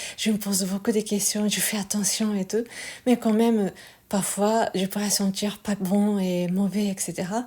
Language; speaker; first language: French; non-native, fluent; Japanese